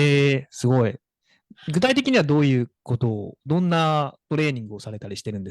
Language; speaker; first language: Japanese; native; Japanese